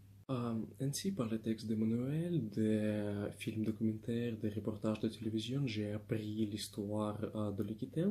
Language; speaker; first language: French; non-native, fluent; Russian